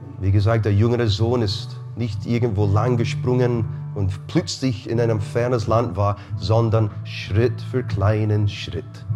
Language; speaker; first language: German; non-native, fluent; English